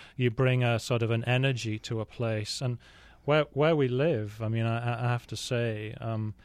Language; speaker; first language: English; native; English